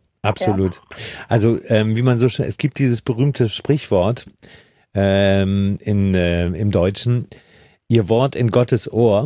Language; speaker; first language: German; native; German